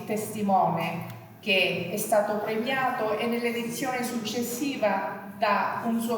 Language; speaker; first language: Italian; native; Italian